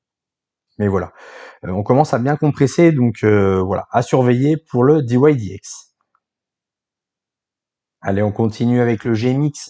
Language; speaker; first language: French; native; French